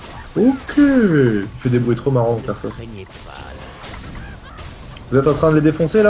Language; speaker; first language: French; native; French